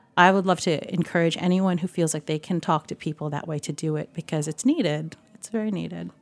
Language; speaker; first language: English; native; English